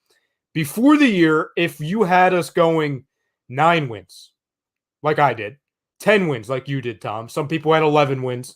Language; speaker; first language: English; native; English